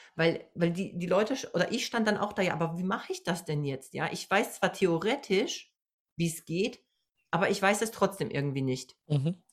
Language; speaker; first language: German; non-native, fluent; Polish